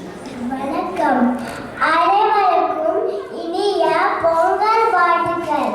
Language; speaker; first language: Tamil; early bilingual, heritage; Tamil